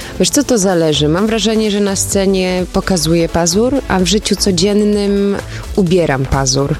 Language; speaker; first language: Polish; early bilingual, heritage; Polish